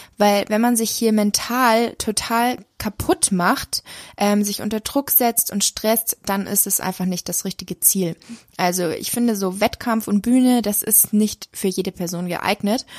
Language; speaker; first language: German; native; German